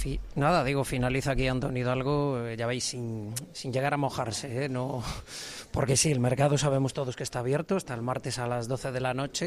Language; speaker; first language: Spanish; native; Spanish